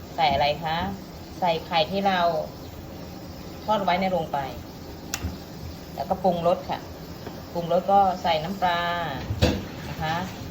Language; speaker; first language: Thai; native; Thai